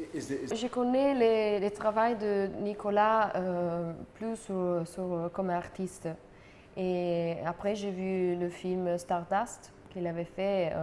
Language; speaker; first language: French; non-native, fluent; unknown